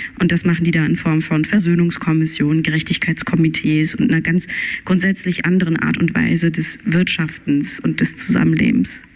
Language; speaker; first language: German; early bilingual, other home language; Turkish